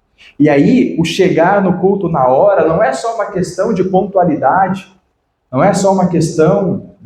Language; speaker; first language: Portuguese; native; Portuguese